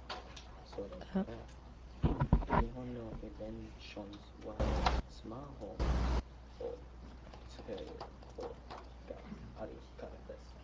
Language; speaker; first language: Japanese; non-native, learner; English